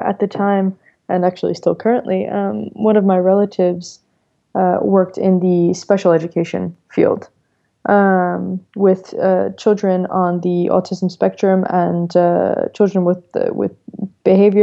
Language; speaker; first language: English; native; English